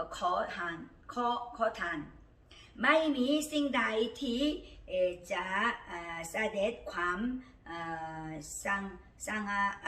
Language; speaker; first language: Thai; non-native, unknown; Korean